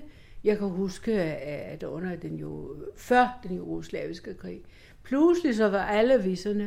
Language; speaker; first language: Danish; non-native, fluent; Greek